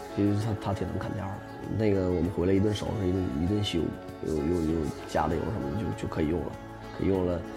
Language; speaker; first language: Chinese; native; Chinese